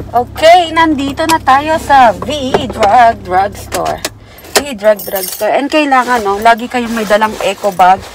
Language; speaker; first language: Filipino; native; Filipino